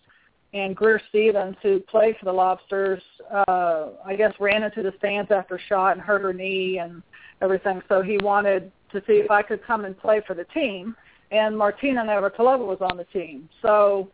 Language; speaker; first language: English; native; English